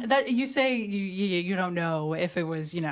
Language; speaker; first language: English; native; English